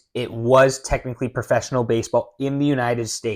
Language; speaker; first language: English; native; English